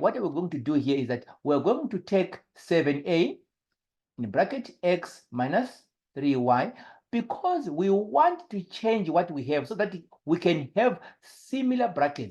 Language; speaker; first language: English; non-native, local second language; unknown